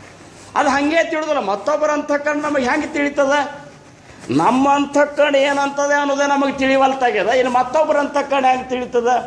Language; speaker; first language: Kannada; native; Kannada